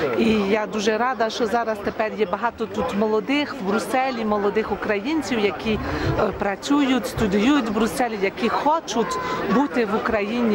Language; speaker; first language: Ukrainian; early bilingual, heritage; Ukrainian